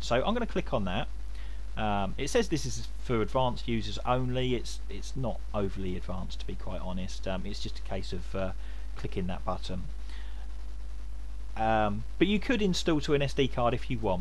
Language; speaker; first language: English; native; English